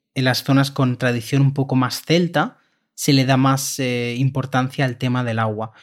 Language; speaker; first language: Spanish; native; Spanish